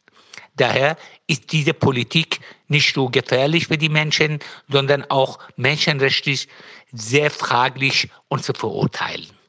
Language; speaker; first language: German; non-native, fluent; Persian